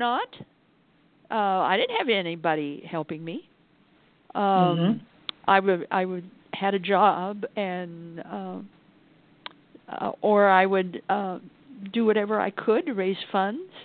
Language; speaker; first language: English; native; English